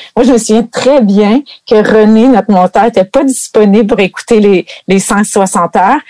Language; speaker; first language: French; native; French